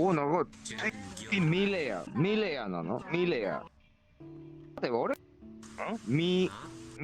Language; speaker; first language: Japanese; native; Japanese